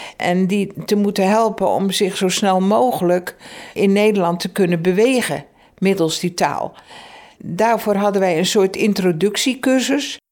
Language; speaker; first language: Dutch; native; Dutch